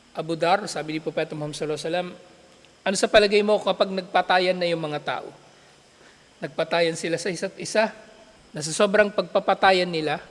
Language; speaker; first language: Filipino; native; Filipino